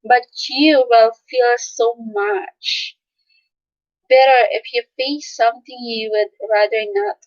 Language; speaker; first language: English; non-native, local second language; Filipino